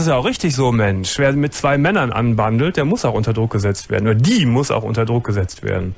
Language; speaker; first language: German; native; German